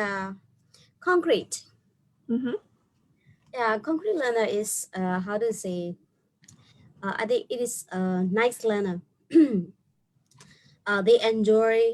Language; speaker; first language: English; non-native, learner; Burmese